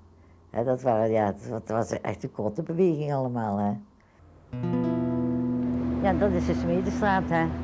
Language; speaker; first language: Dutch; native; Dutch